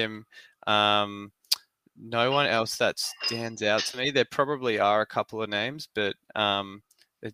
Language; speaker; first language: English; native; English